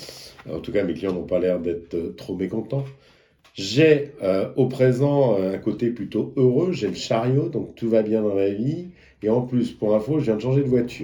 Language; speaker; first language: French; native; French